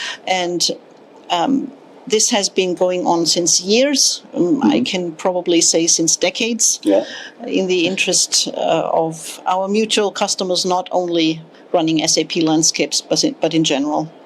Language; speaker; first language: English; non-native, fluent; German